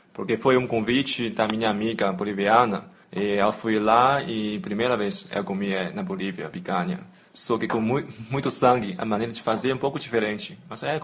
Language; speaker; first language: Portuguese; non-native, learner; Chinese